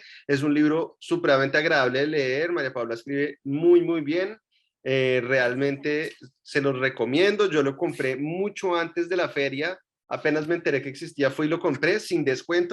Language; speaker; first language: Spanish; native; Spanish